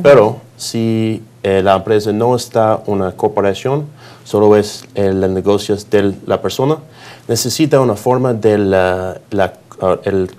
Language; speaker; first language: Spanish; non-native, learner; English